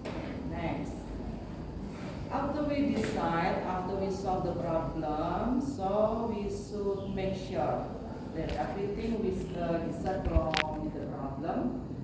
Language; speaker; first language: English; non-native, learner; Indonesian